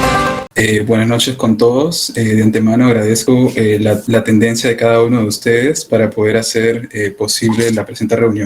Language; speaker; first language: Spanish; native; Spanish